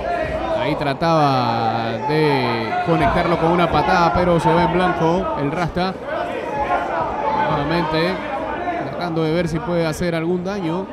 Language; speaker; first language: Spanish; native; Spanish